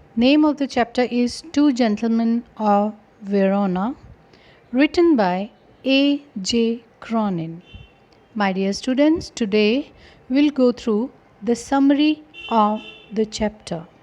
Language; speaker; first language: English; non-native, local second language; Punjabi